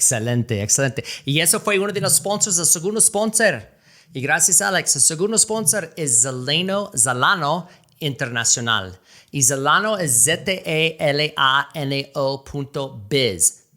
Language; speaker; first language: Spanish; non-native, fluent; English